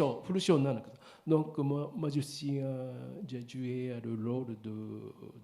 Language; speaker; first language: French; non-native, learner; Japanese